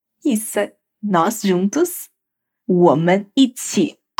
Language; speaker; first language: Chinese; non-native, fluent; Portuguese